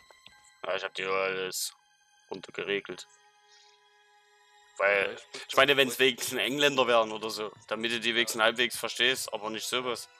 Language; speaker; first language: German; native; German